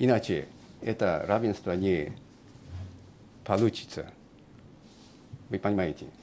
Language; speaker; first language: Russian; non-native, learner; Japanese